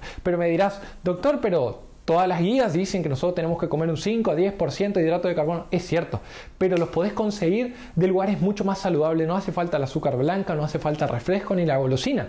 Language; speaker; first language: Spanish; native; Spanish